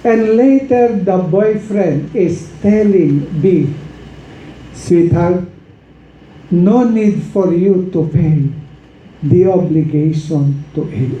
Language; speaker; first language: English; non-native, local second language; Filipino